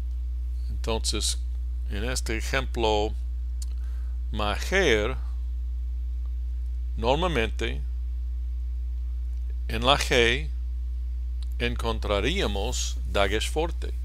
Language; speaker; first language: Spanish; non-native, fluent; English